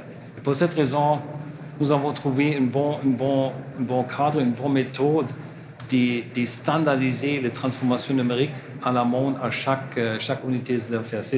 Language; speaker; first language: French; non-native, learner; German